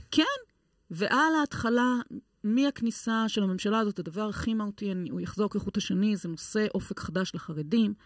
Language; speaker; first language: Hebrew; native; Hebrew